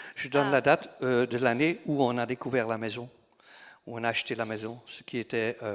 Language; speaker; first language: French; non-native, local second language; Dutch